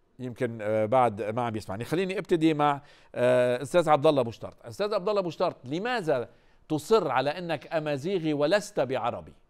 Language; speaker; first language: Arabic; native; Arabic